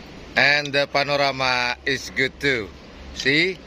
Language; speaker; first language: English; non-native, fluent; Indonesian